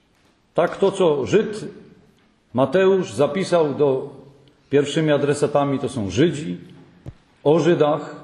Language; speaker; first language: Polish; native; Polish